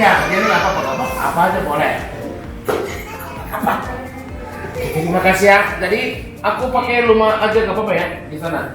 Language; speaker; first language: Indonesian; non-native, fluent; Japanese